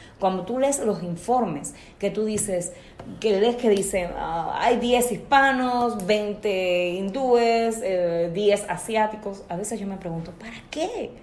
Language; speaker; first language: Spanish; native; Spanish